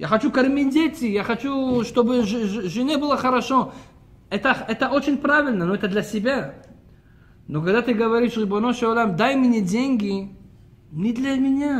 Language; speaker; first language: Russian; early bilingual, heritage; Russian